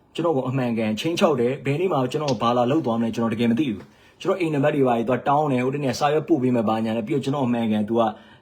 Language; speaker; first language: Burmese; native; Burmese